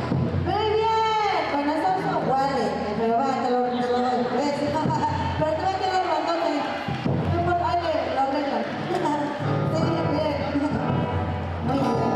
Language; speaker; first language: Spanish; native; Spanish